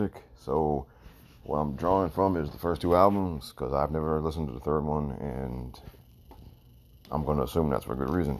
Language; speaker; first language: English; native; English